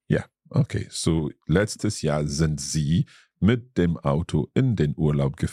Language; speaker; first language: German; non-native, learner; English